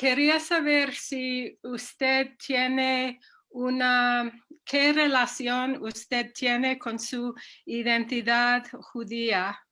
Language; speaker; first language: Spanish; non-native, learner; English